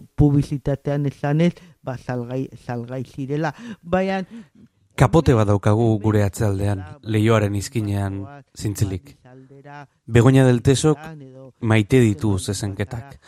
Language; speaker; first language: Basque; native; Basque